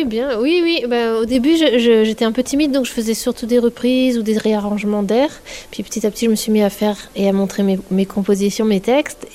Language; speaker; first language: French; native; French